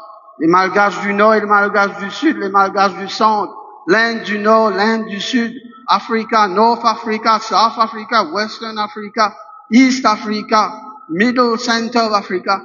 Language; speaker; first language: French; non-native, local second language; Morisyen